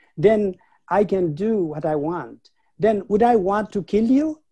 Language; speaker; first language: English; non-native, local second language; Nepali